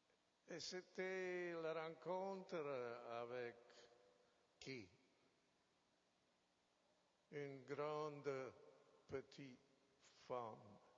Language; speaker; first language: French; non-native, fluent; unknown